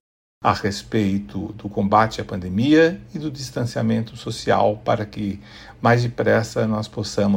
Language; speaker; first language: Portuguese; native; Portuguese